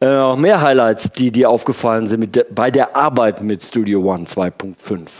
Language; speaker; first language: German; native; German